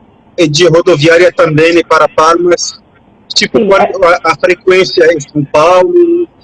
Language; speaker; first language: Portuguese; non-native, fluent; French